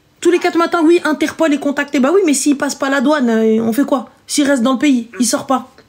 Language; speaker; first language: French; early bilingual, other home language; Arabic